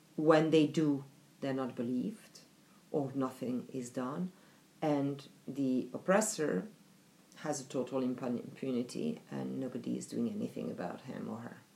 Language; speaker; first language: English; non-native, fluent; French